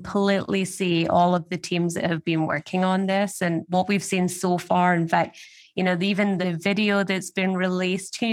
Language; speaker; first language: English; native; English